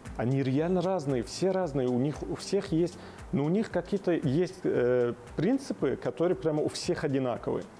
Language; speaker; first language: Russian; non-native, fluent; Arabic